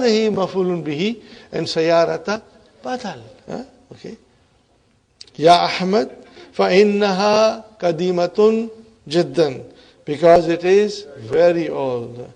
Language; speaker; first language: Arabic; non-native, fluent; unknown